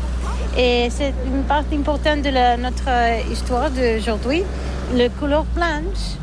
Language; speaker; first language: French; non-native, learner; Catalan